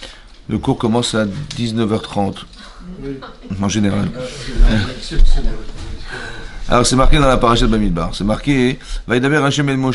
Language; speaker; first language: French; native; French